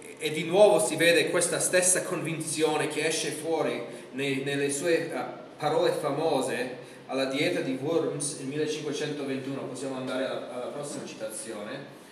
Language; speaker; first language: Italian; non-native, fluent; English